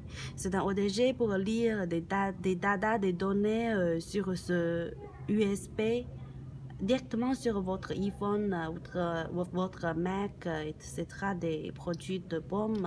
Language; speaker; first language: French; non-native, learner; Chinese